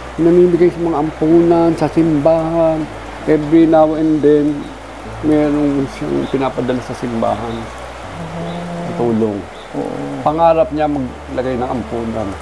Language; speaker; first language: Filipino; native; Filipino